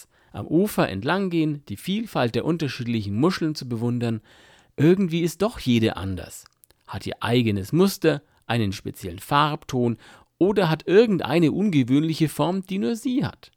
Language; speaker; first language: German; native; German